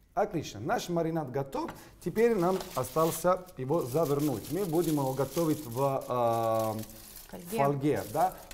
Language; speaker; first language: Russian; non-native, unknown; Italian